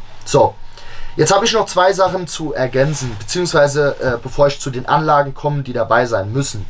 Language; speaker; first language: German; native; German